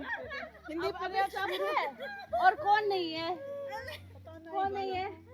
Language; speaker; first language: Hindi; non-native, local second language; Rongmei Naga